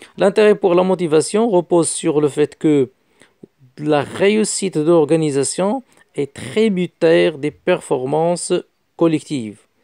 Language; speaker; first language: French; non-native, local second language; Arabic